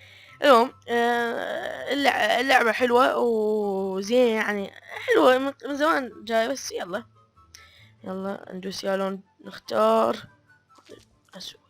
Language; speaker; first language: Arabic; native; Arabic